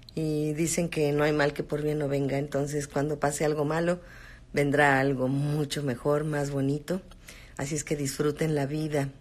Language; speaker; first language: Spanish; native; Spanish